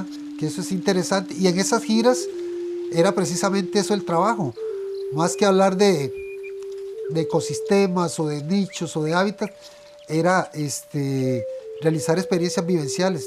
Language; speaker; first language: Spanish; native; Spanish